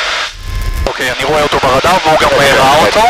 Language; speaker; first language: Hebrew; native; Hebrew